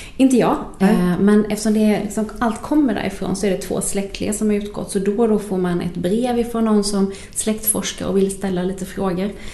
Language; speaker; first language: Swedish; native; Swedish